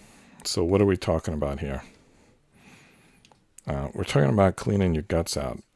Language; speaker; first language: English; native; English